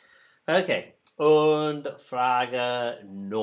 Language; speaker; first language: German; non-native, learner; English